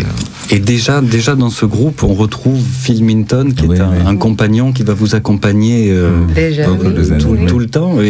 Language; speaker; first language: French; native; French